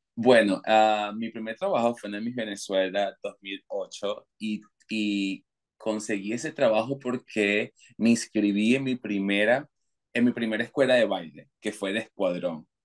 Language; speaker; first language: Spanish; native; Spanish